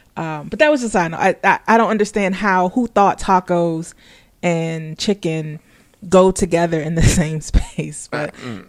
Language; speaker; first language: English; native; English